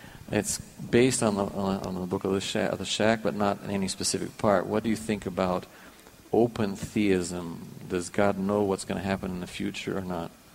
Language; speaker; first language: English; non-native, fluent; Portuguese